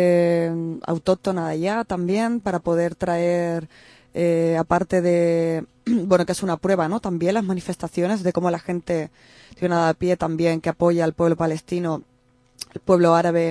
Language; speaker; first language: Spanish; native; Spanish